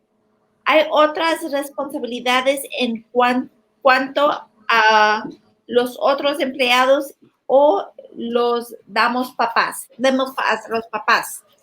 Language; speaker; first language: Spanish; early bilingual, heritage; Spanish